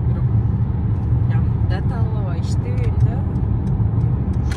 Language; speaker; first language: Russian; non-native, local second language; Kyrgyz